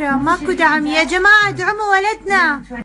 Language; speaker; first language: Arabic; native; Arabic